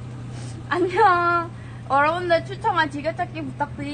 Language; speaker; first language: Korean; native; Korean